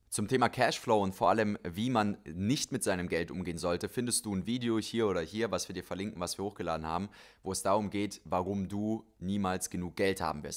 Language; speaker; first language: German; native; German